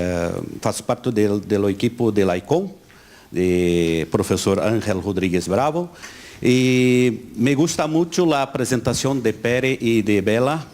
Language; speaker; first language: Spanish; non-native, learner; Portuguese